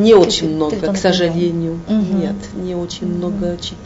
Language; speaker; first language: Russian; non-native, fluent; French